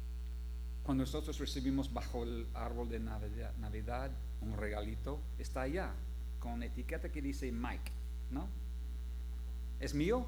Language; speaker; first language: Spanish; non-native, fluent; English